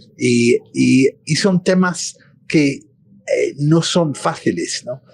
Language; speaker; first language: Spanish; non-native, fluent; English